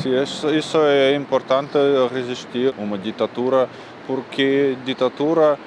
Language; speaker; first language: Portuguese; non-native, learner; Russian